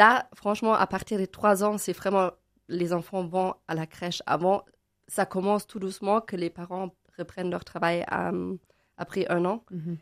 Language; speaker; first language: French; non-native, learner; German